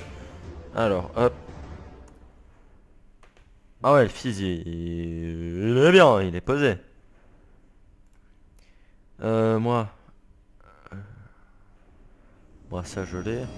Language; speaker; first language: French; native; French